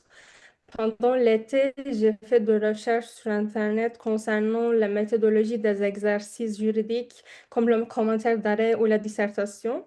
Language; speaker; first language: French; non-native, fluent; Turkish